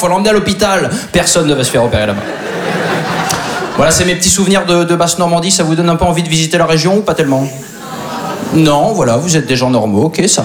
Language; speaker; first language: French; native; French